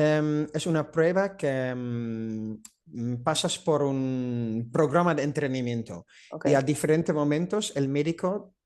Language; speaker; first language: Spanish; non-native, fluent; Dutch